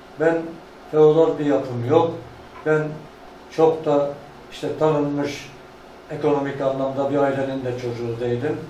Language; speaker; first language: Turkish; native; Turkish